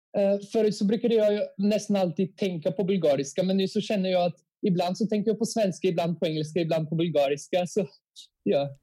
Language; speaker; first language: Swedish; early bilingual, heritage; Bulgarian